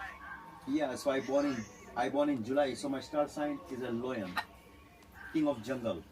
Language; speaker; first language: English; non-native, learner; Hindi